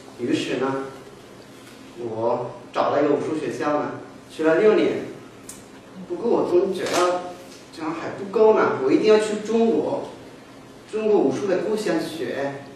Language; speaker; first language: Chinese; non-native, fluent; Spanish